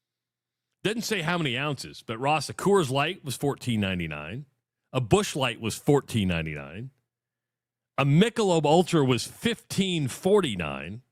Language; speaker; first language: English; native; English